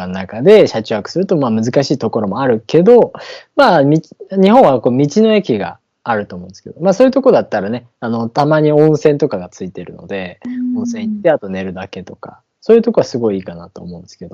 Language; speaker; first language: Japanese; native; Japanese